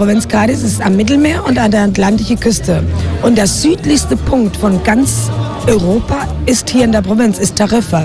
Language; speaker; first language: German; non-native, fluent; Spanish